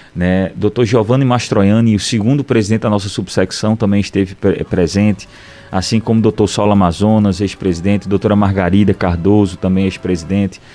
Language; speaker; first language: Portuguese; native; Portuguese